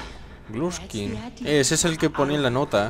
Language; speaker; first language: Spanish; native; Spanish